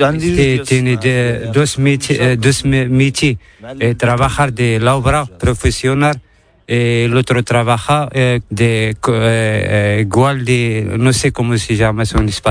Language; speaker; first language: Spanish; non-native, learner; Arabic